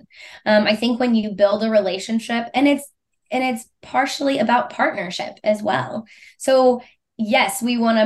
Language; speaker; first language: English; native; English